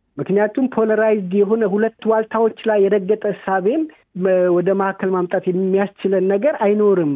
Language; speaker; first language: Amharic; native; Amharic